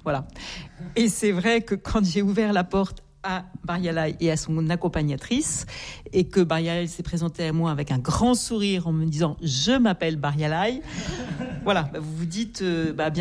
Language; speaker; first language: French; native; French